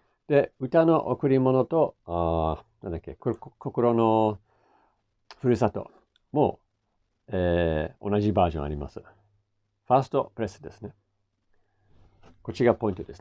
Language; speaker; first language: Japanese; non-native, fluent; English